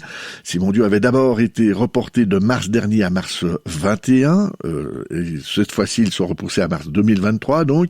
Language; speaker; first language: French; native; French